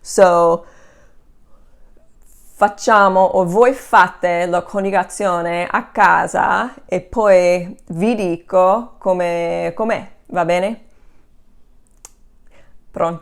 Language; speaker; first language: Italian; non-native, fluent; English